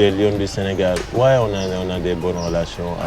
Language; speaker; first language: French; non-native, local second language; Wolof